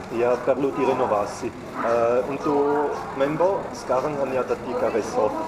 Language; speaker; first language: Indonesian; non-native, fluent; German